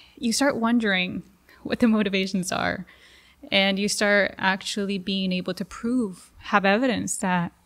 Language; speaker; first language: English; early bilingual, other home language; Spanish